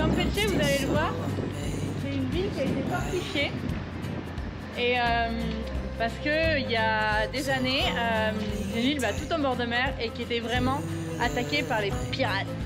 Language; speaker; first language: French; native; French